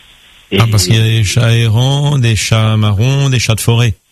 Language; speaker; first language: French; native; French